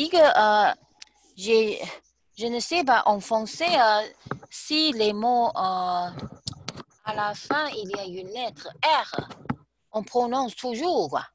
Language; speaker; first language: French; non-native, learner; Chinese